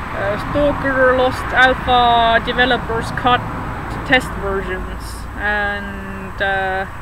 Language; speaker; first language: English; non-native, fluent; Estonian